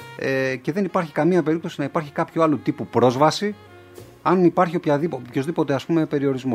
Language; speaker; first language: Greek; native; Greek